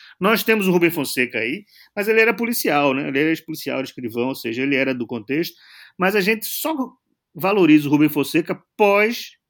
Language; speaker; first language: Portuguese; native; Portuguese